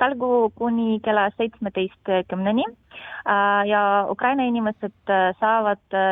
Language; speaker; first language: Estonian; non-native, learner; Ukrainian